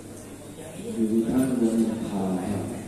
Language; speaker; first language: Korean; non-native, learner; Indonesian